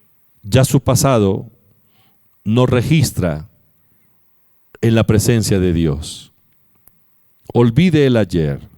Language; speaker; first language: Spanish; native; Spanish